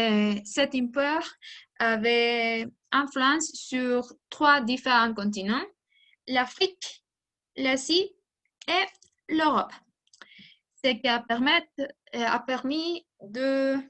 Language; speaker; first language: French; non-native, learner; Spanish